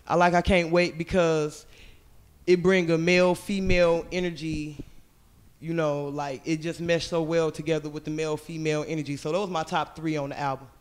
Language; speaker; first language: English; native; English